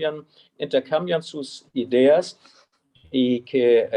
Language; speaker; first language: Spanish; non-native, fluent; German